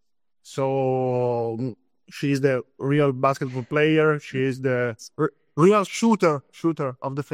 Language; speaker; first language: English; non-native, fluent; Italian